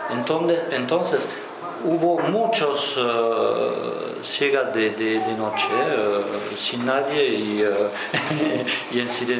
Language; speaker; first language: Spanish; non-native, fluent; French